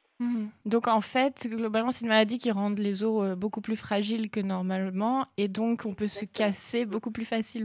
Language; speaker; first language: French; native; French